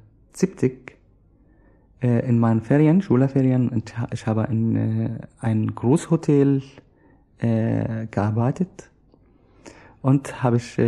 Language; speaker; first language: German; non-native, learner; Arabic